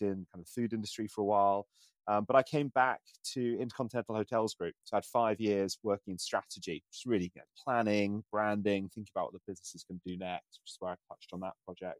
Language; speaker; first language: English; native; English